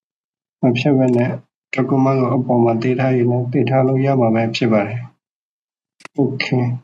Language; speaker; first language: Burmese; native; Burmese